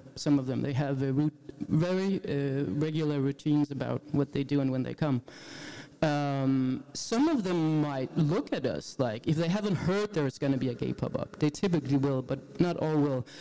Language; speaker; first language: English; non-native, fluent; Danish